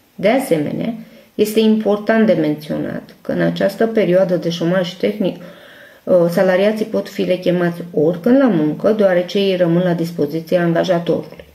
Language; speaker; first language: Romanian; non-native, local second language; Hungarian